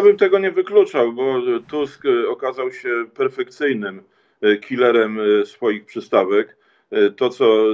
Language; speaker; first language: Polish; native; Polish